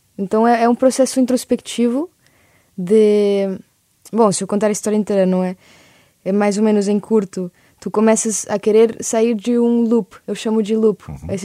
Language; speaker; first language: Portuguese; early bilingual, other home language; Spanish